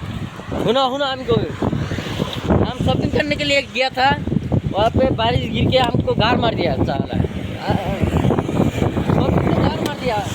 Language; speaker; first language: Hindi; non-native, fluent; Bangla